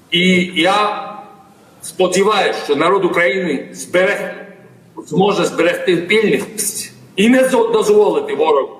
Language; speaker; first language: Ukrainian; non-native, fluent; Georgian